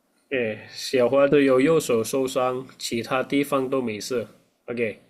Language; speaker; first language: Chinese; non-native, fluent; Indonesian